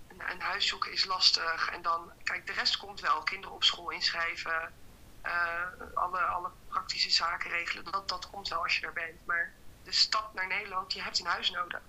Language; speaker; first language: Dutch; native; Dutch